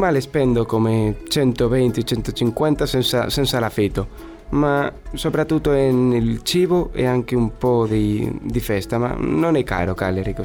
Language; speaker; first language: Italian; non-native, learner; Spanish